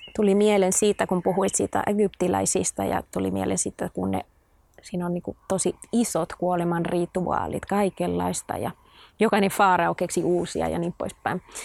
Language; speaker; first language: Finnish; non-native, fluent; Spanish